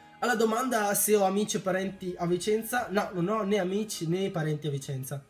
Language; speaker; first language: Italian; early bilingual, other home language; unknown